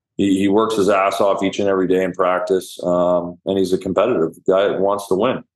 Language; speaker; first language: English; native; English